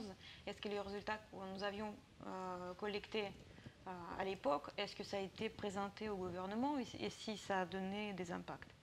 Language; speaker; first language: French; non-native, fluent; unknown